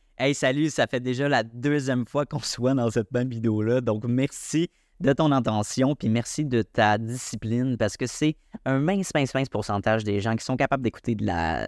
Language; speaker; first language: French; native; French